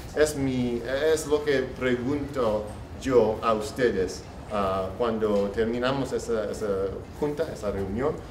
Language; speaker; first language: Spanish; non-native, learner; English